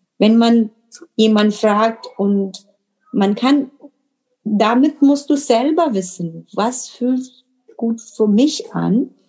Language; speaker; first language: German; non-native, fluent; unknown